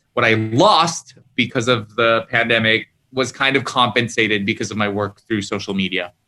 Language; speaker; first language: English; native; English